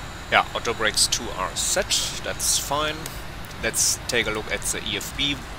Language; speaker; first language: English; non-native, fluent; German